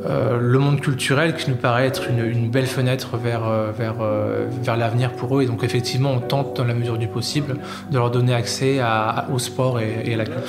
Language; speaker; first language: French; native; French